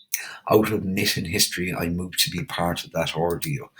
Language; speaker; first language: English; native; English